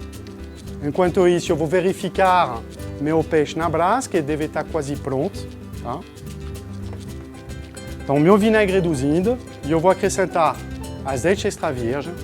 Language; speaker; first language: Portuguese; non-native, fluent; French